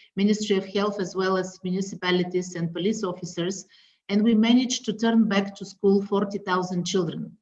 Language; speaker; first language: English; non-native, fluent; Bulgarian